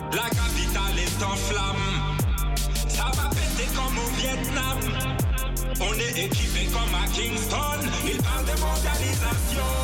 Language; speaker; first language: English; non-native, learner; French